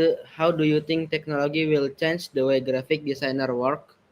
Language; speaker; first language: English; non-native, learner; Indonesian